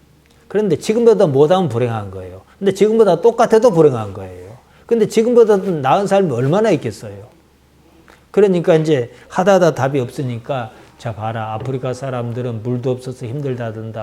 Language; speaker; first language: Korean; native; Korean